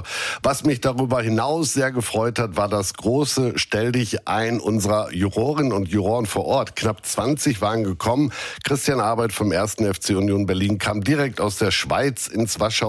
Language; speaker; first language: German; native; German